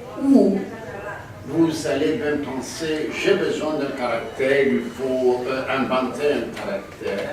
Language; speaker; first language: French; non-native, fluent; Greek